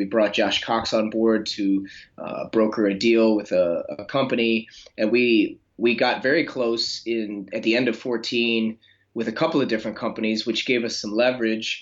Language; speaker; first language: English; native; English